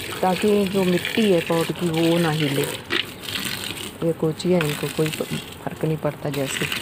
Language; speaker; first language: Hindi; non-native, local second language; Punjabi